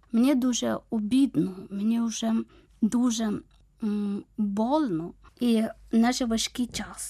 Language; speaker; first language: Ukrainian; non-native, fluent; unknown